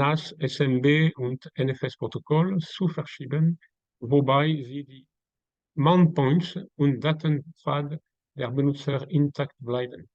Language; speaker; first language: German; non-native, learner; French